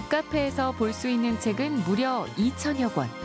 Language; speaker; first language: Korean; native; Korean